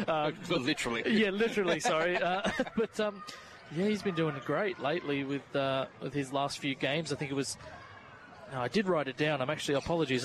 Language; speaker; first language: English; native; English